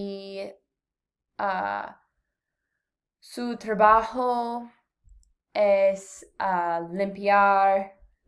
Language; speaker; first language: Spanish; non-native, learner; English